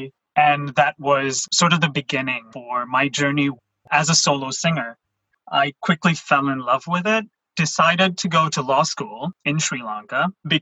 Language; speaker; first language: English; non-native, local second language; Sinhala